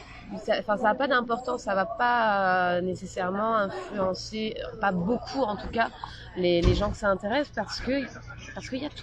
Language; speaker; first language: French; native; French